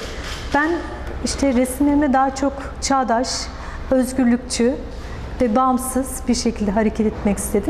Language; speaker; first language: Turkish; native; Turkish